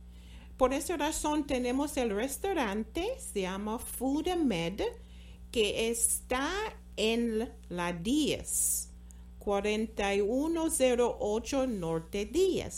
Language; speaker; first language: Spanish; non-native, fluent; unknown